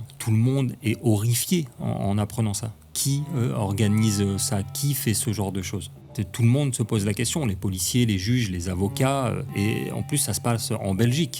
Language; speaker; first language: French; native; French